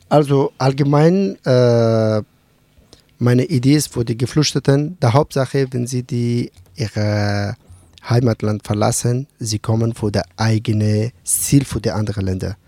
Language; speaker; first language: German; non-native, learner; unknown